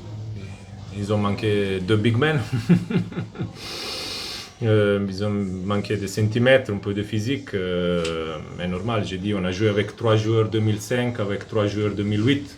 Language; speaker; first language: French; non-native, fluent; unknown